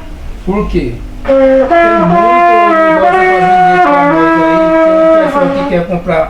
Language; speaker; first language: Portuguese; non-native, learner; Haitian Creole